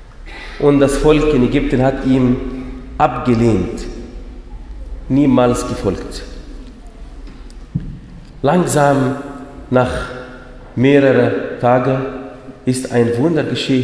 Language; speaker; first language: German; non-native, fluent; Arabic